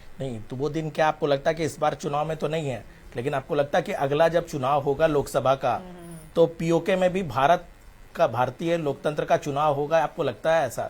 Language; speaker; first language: Hindi; native; Hindi